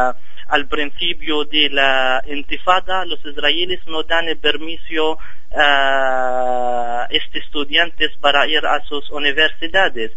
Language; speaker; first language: Spanish; non-native, fluent; Arabic